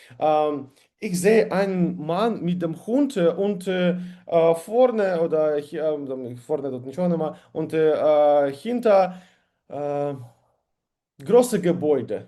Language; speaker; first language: German; non-native, learner; Ukrainian